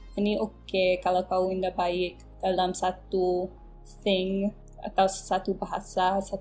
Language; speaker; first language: Malay; non-native, local second language; English